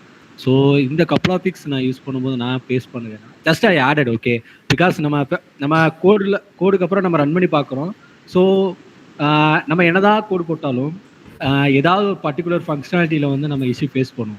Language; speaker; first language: Tamil; native; Tamil